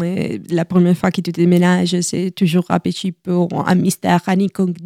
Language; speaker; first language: French; non-native, learner; Italian